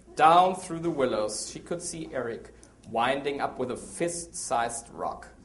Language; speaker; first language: English; non-native, fluent; German